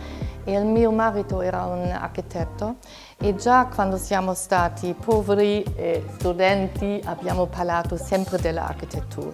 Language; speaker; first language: Italian; non-native, fluent; German